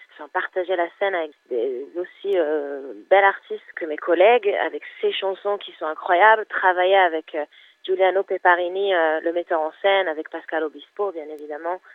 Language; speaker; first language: French; non-native, fluent; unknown